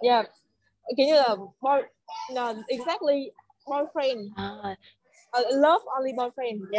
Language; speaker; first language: English; non-native, learner; Vietnamese